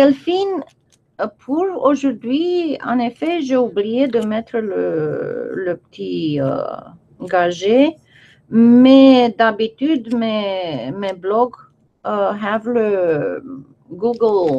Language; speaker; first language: French; non-native, fluent; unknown